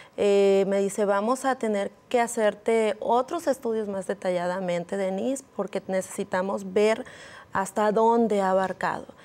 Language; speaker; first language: Spanish; native; Spanish